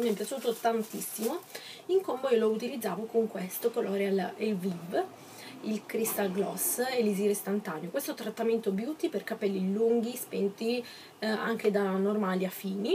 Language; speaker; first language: Italian; native; Italian